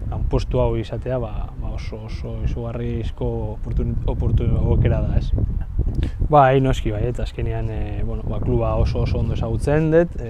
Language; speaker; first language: Basque; non-native, local second language; Spanish